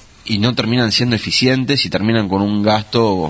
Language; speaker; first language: Spanish; native; Spanish